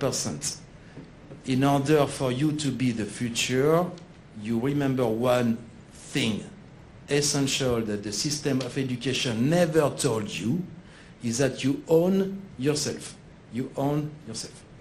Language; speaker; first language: English; non-native, fluent; French